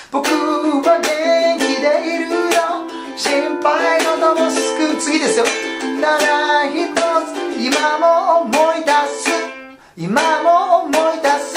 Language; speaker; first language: Japanese; native; Japanese